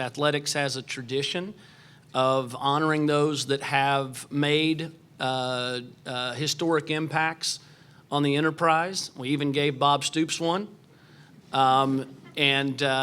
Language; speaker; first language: English; native; English